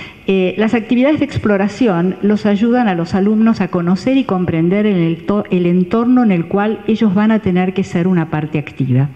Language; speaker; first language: Spanish; native; Spanish